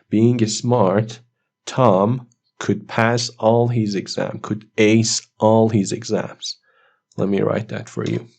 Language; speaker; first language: English; non-native, fluent; Persian